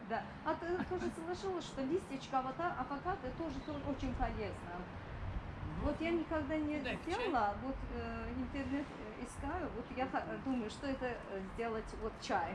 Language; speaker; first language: Russian; non-native, learner; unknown